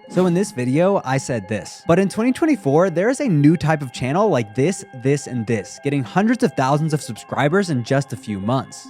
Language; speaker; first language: English; native; English